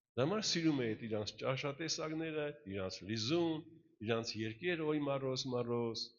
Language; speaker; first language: Armenian; early bilingual, heritage; Russian